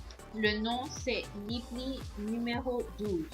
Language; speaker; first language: French; non-native, learner; Spanish